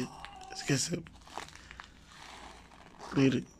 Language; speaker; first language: Spanish; native; Spanish